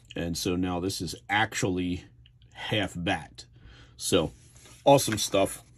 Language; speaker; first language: English; native; English